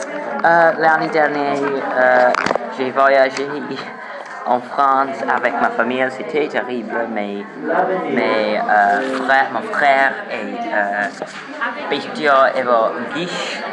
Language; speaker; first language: French; non-native, learner; English